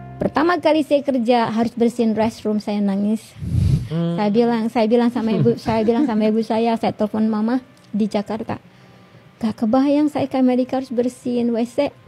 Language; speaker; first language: Indonesian; native; Indonesian